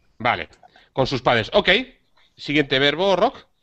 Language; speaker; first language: Spanish; native; Spanish